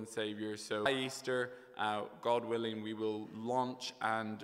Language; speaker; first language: English; native; English